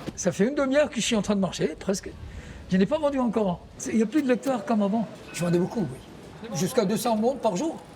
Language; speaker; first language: French; non-native, fluent; Urdu